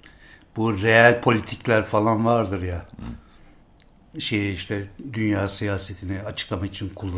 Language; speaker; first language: Turkish; native; Turkish